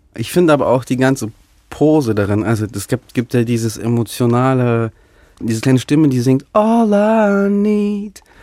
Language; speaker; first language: German; early bilingual, other home language; Russian